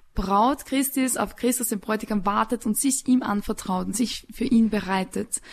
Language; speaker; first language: German; native; German